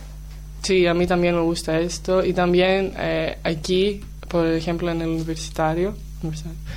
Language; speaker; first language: Spanish; non-native, learner; Greek